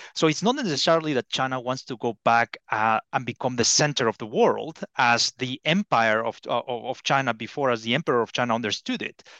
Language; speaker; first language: English; non-native, fluent; Spanish